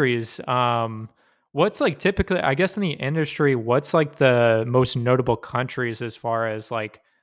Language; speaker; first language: English; native; English